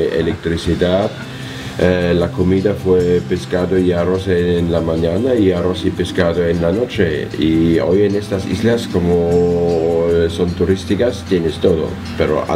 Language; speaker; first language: Spanish; non-native, learner; German